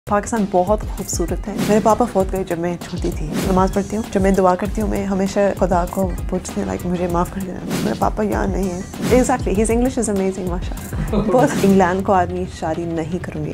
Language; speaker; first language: Hindi; early bilingual, heritage; Urdu